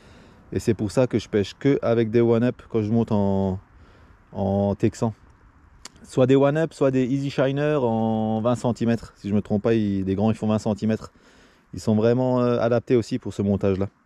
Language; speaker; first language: French; native; French